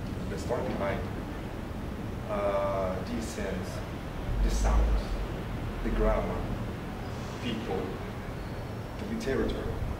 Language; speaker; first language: English; non-native, fluent; Portuguese